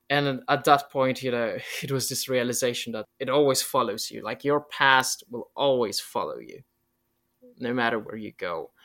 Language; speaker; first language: English; non-native, fluent; Polish